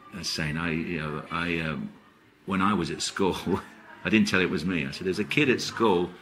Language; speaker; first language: English; native; English